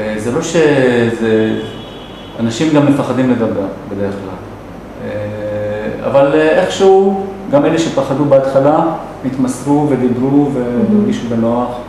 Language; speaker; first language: Hebrew; non-native, local second language; Arabic